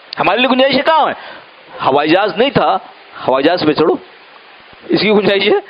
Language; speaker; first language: Urdu; native; Urdu